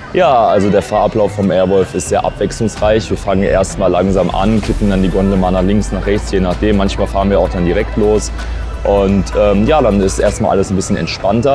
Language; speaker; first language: German; native; German